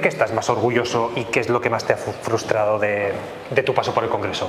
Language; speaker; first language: Spanish; native; Spanish